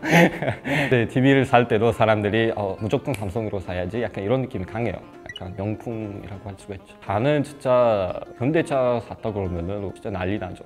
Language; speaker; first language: Korean; non-native, fluent; Uzbek